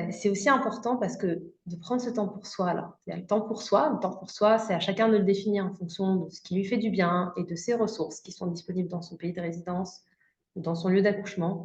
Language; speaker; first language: French; native; French